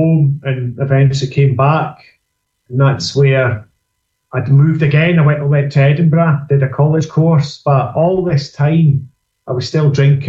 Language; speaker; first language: English; native; English